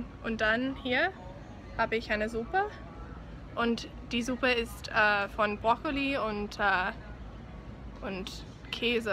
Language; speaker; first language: German; non-native, learner; English